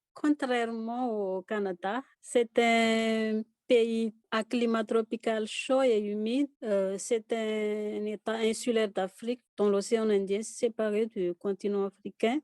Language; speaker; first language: French; non-native, local second language; Malagasy